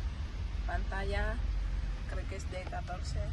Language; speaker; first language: Spanish; non-native, learner; Filipino